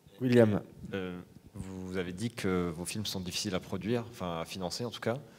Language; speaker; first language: French; native; French